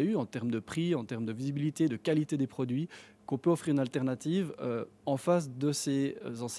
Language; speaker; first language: French; native; French